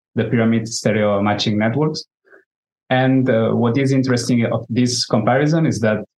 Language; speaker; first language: English; non-native, fluent; Spanish